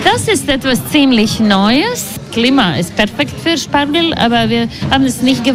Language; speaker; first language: German; non-native, learner; Latvian